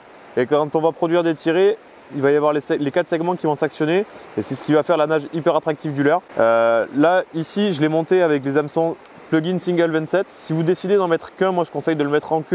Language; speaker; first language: French; native; French